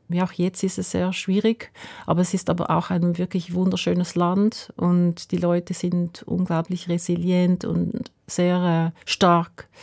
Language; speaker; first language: German; native; German